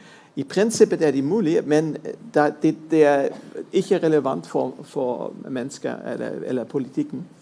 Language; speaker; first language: Norwegian; non-native, fluent; German